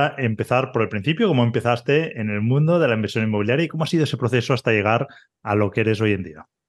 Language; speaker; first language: Spanish; native; Spanish